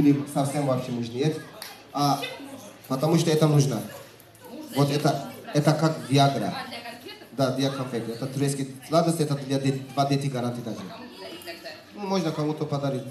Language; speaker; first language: Russian; non-native, learner; Turkish